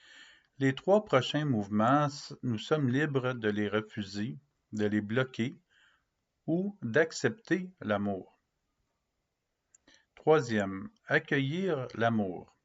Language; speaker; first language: French; native; French